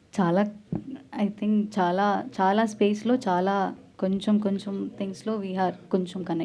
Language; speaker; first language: Telugu; non-native, learner; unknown